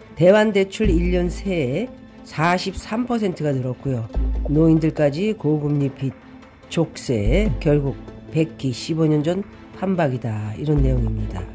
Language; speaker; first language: Korean; native; Korean